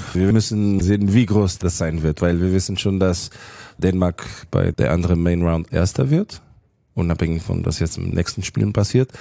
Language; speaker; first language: German; non-native, fluent; Portuguese